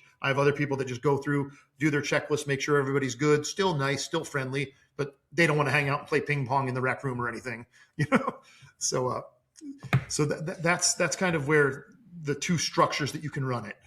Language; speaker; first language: English; native; English